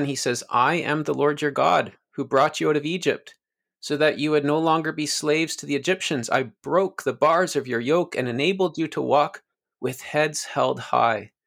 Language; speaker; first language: English; native; English